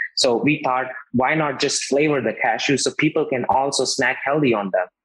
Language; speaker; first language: English; non-native, local second language; Hindi